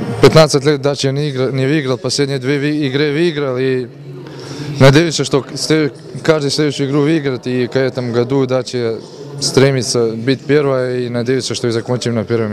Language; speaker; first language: Russian; non-native, learner; Serbian